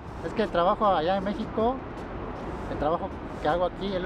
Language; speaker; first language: Spanish; native; Spanish